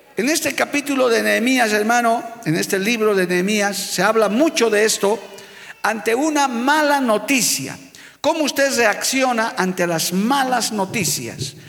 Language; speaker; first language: Spanish; native; Spanish